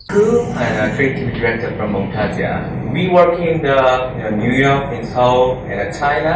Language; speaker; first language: English; non-native, learner; Korean